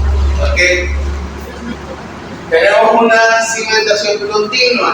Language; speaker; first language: Spanish; native; Spanish